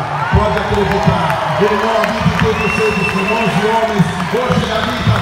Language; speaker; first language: Portuguese; native; Portuguese